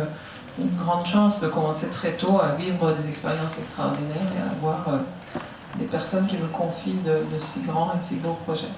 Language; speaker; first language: French; native; French